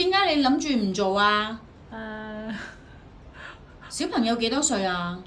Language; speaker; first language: Cantonese; native; Cantonese